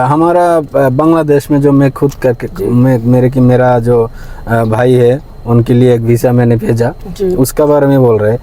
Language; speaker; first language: Hindi; non-native, fluent; Bangla